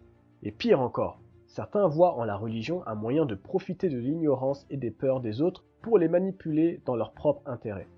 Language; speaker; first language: French; native; French